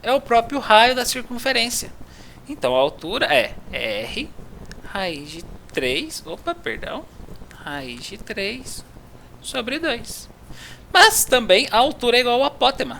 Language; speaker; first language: Portuguese; native; Portuguese